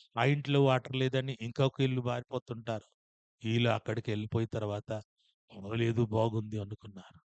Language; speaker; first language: Telugu; non-native, fluent; Odia